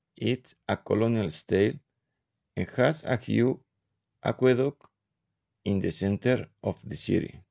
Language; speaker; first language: English; non-native, learner; Spanish